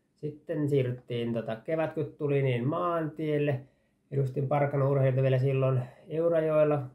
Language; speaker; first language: Finnish; native; Finnish